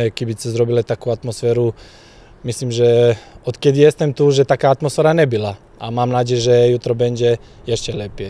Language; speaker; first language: Polish; non-native, fluent; Slovak